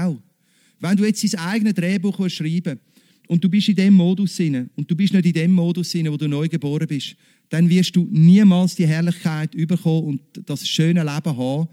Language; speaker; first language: German; native; German